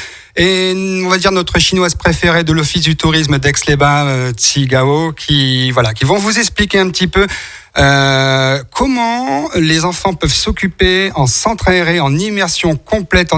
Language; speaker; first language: French; native; French